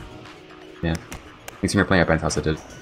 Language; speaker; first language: English; native; English